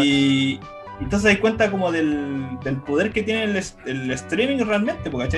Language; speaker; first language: Spanish; native; Spanish